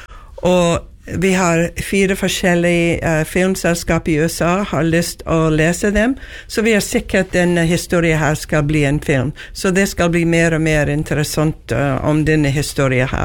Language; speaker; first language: Norwegian; non-native, learner; English